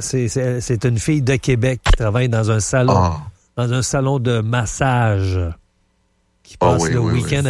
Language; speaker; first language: French; native; French